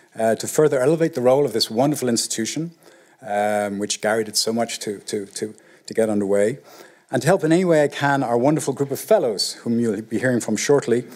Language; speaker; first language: English; native; English